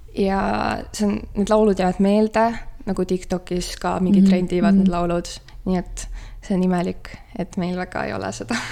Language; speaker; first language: Estonian; native; Estonian